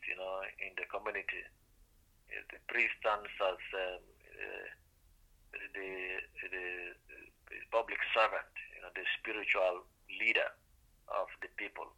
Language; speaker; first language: English; non-native, local second language; Igbo